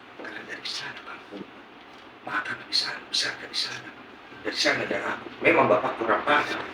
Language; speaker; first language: Indonesian; native; Indonesian